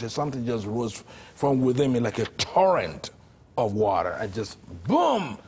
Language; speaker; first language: English; non-native, local second language; Yoruba